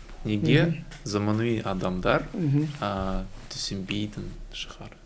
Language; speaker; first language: Kazakh; non-native, learner; Russian